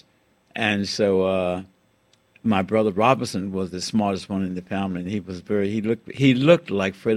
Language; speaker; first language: English; native; English